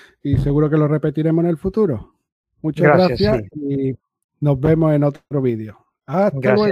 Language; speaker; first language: Spanish; native; Spanish